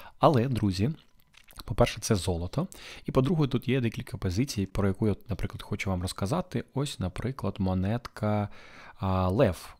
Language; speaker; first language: Ukrainian; non-native, local second language; Russian